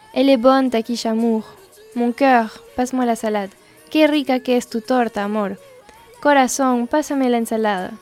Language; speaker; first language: Spanish; non-native, fluent; French